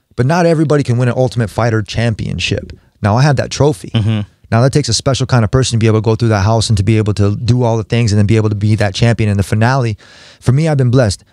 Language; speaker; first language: English; native; English